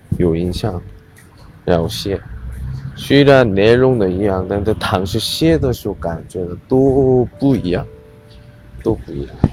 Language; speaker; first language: Chinese; non-native, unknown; Korean